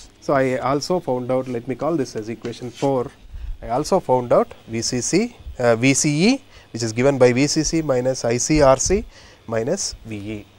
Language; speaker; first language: English; non-native, local second language; Kannada